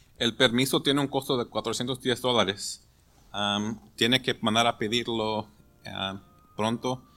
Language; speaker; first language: Spanish; early bilingual, heritage; Spanish